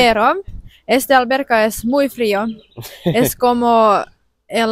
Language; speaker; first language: Spanish; non-native, learner; Finnish